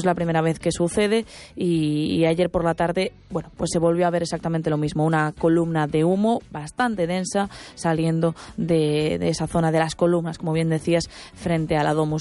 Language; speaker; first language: Spanish; native; Spanish